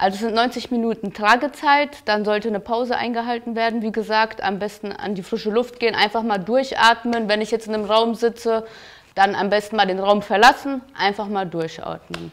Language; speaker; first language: German; native; German